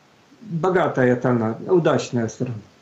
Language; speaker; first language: Russian; non-native, fluent; Swedish